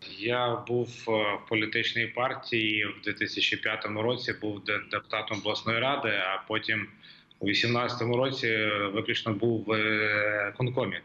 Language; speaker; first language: Ukrainian; native; Ukrainian